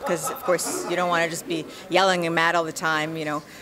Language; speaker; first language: English; early bilingual, other home language; French